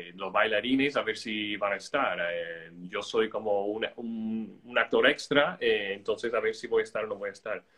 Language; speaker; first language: Spanish; non-native, fluent; English